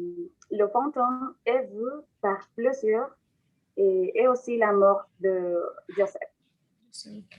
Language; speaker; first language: French; non-native, learner; Spanish